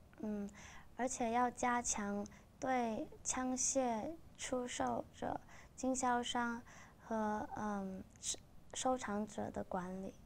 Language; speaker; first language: Chinese; non-native, local second language; Cantonese